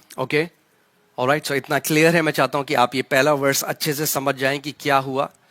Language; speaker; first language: Hindi; native; Hindi